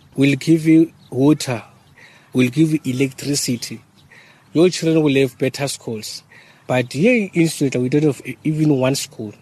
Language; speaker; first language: English; non-native, local second language; Northern Sotho